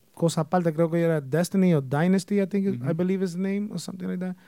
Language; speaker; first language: Spanish; early bilingual, heritage; Spanish